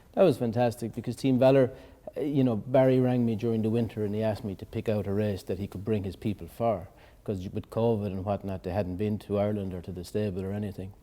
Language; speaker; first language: English; native; English